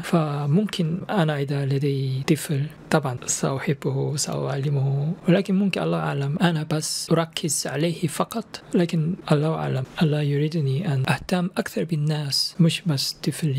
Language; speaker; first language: Arabic; non-native, fluent; Korean